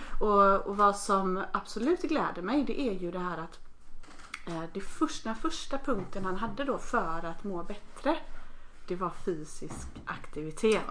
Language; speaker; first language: Swedish; native; Swedish